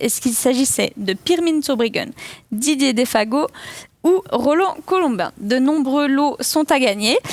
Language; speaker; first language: French; native; French